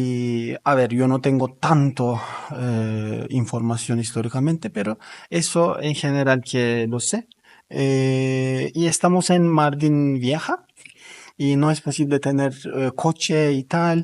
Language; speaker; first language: Spanish; non-native, learner; Turkish